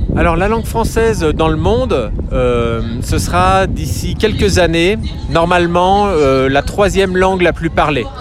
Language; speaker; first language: French; native; French